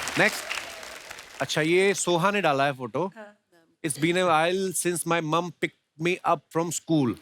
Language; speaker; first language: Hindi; non-native, local second language; Punjabi